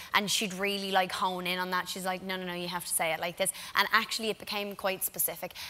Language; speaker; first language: English; native; English